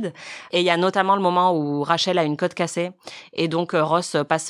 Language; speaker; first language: French; native; French